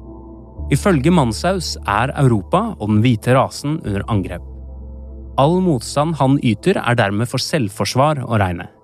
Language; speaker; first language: Norwegian; native; Norwegian